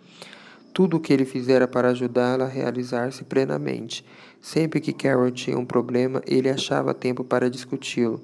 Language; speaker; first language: Portuguese; native; Portuguese